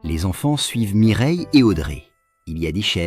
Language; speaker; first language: French; native; French